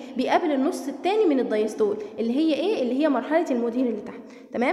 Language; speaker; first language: Arabic; native; Arabic